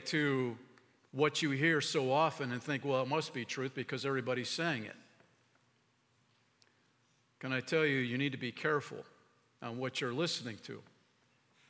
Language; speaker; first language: English; native; English